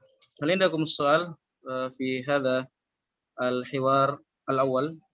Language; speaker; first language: Arabic; non-native, fluent; Indonesian